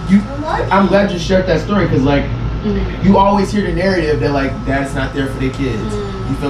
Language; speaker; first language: English; non-native, fluent; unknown